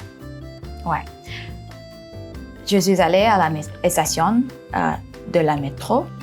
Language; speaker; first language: French; non-native, fluent; Thai